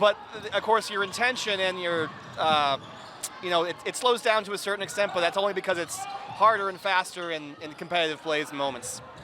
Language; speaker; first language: English; native; English